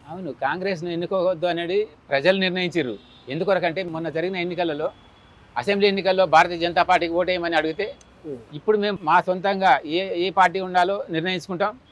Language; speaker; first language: Telugu; native; Telugu